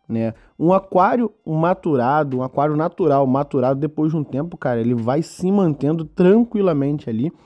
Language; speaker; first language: Portuguese; native; Portuguese